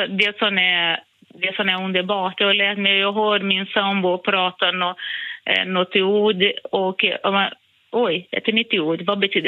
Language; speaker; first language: Swedish; non-native, fluent; Portuguese